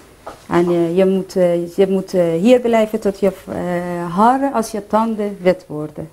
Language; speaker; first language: Dutch; non-native, fluent; Persian